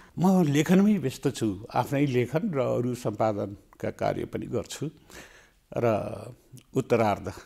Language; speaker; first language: Nepali; native; Nepali